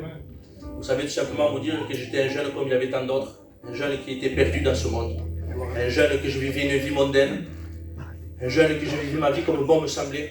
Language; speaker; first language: French; native; French